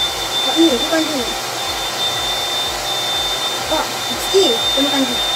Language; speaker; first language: Japanese; non-native, fluent; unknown